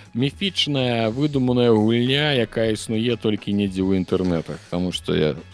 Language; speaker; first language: Belarusian; non-native, local second language; Russian